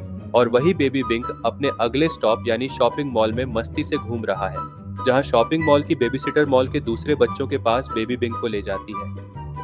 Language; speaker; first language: Hindi; native; Hindi